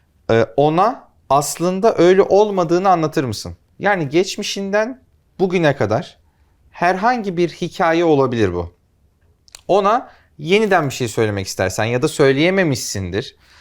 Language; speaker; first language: Turkish; native; Turkish